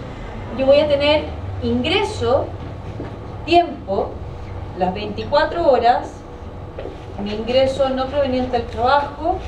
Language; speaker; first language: Spanish; native; Spanish